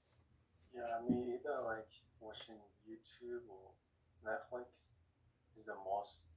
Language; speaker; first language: English; non-native, learner; Korean